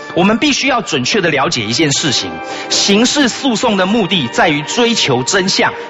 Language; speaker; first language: Chinese; native; Chinese